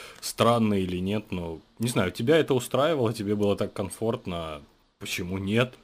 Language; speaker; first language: Russian; native; Russian